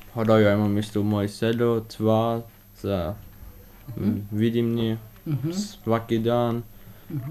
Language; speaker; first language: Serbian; early bilingual, heritage; Serbian